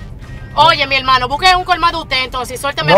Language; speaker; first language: Spanish; native; Spanish